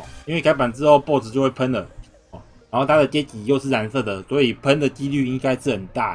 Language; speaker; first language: Chinese; native; Chinese